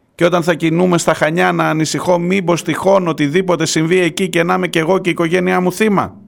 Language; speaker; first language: Greek; early bilingual, heritage; Greek